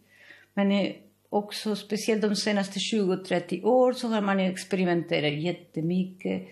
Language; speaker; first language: Swedish; non-native, fluent; Spanish